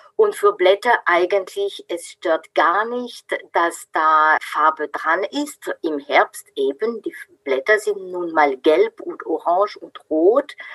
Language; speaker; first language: German; non-native, fluent; French